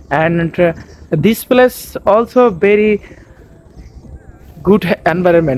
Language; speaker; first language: English; non-native, learner; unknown